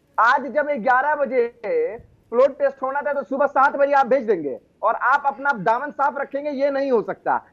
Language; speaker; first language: Hindi; native; Hindi